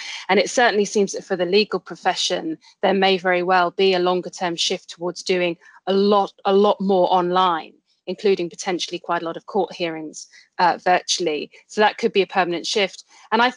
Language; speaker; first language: English; native; English